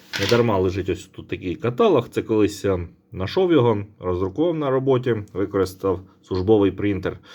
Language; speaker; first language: Ukrainian; non-native, local second language; Russian